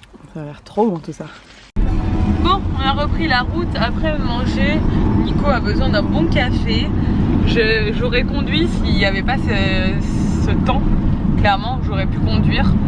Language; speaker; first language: French; native; French